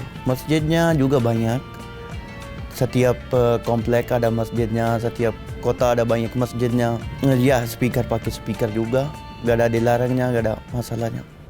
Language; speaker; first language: Indonesian; non-native, learner; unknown